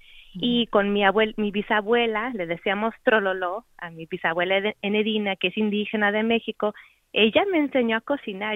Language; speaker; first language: Spanish; native; Spanish